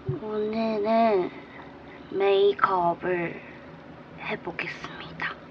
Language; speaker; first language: Korean; non-native, fluent; Chinese